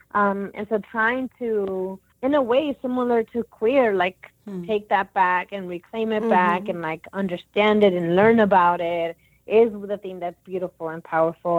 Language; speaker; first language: English; native; English